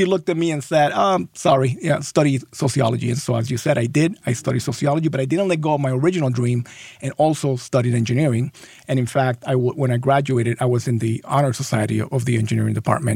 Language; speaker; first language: English; non-native, fluent; Spanish